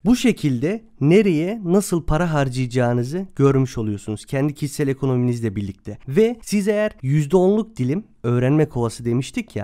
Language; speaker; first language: Turkish; native; Turkish